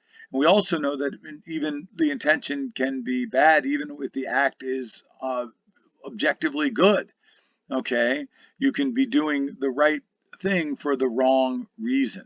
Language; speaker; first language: English; native; English